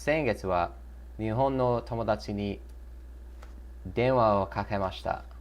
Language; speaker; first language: Japanese; non-native, learner; English